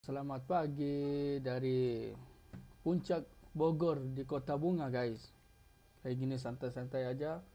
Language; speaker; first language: Indonesian; early bilingual, heritage; Arabic